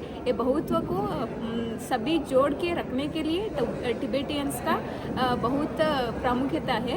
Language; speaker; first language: Hindi; non-native, local second language; Kannada